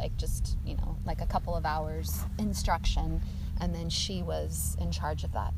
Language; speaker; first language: English; native; English